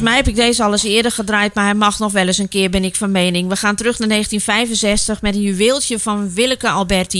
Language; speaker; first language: Dutch; native; Dutch